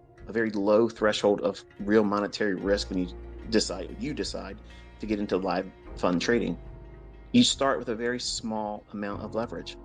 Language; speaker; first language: English; native; English